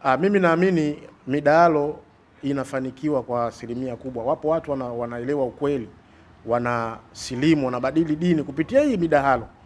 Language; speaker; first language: Swahili; native; Swahili